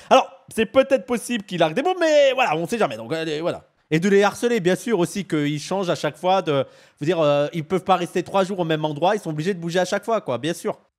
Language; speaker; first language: French; native; French